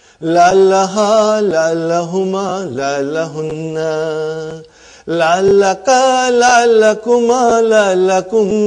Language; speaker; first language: Arabic; non-native, fluent; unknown